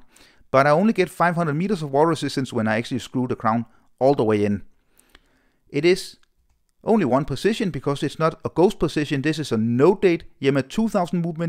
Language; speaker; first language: English; non-native, fluent; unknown